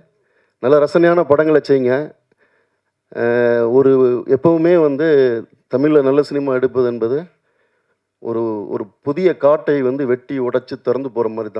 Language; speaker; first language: Tamil; native; Tamil